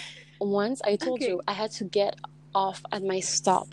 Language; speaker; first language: English; non-native, fluent; French